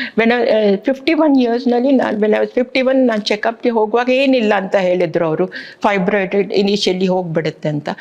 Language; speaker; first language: Kannada; non-native, local second language; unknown